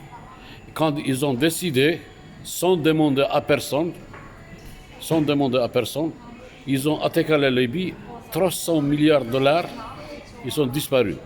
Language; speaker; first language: French; non-native, fluent; Turkish